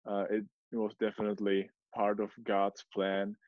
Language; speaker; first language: English; non-native, fluent; Czech